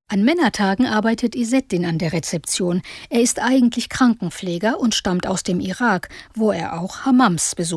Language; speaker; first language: German; native; German